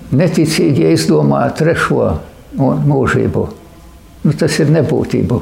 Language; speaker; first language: Latvian; native; Latvian